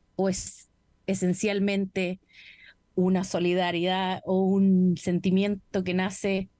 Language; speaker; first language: Spanish; native; Spanish